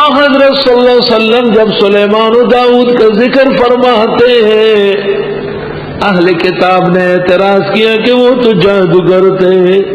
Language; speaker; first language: Urdu; non-native, local second language; Pashto